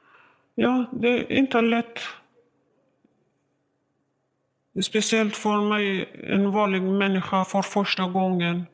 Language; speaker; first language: Swedish; non-native, learner; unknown